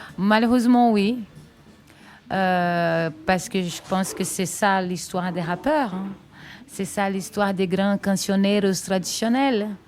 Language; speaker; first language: French; non-native, fluent; Portuguese